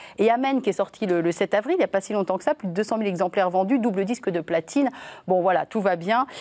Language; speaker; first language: French; native; French